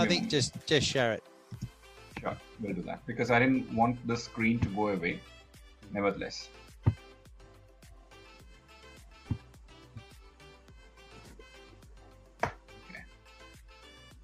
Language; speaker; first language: English; non-native, local second language; Malayalam